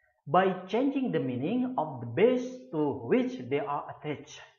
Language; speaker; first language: English; non-native, fluent; Indonesian